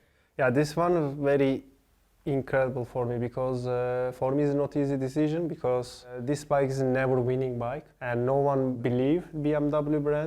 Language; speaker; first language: English; non-native, learner; Turkish